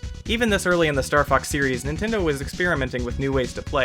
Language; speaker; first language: English; native; English